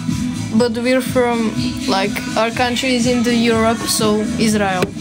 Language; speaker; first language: English; non-native, learner; Slovak